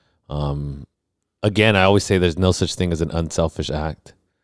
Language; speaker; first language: English; early bilingual, other home language; Spanish